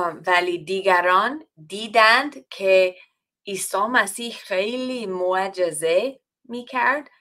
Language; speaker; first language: Persian; non-native, fluent; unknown